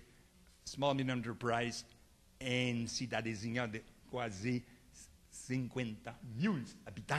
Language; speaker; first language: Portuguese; non-native, fluent; French